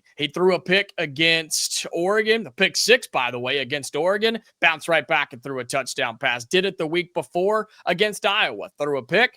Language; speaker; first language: English; native; English